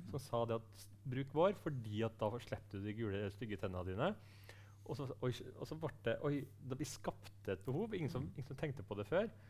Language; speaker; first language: Norwegian; native; Norwegian